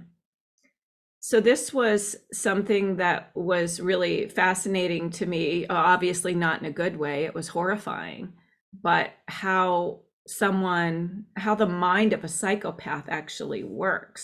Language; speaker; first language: English; native; English